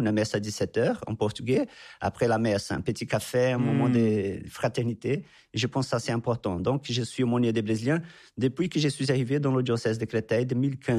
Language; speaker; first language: French; non-native, fluent; Portuguese